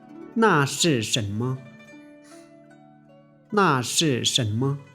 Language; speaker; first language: Chinese; non-native, fluent; Tibetan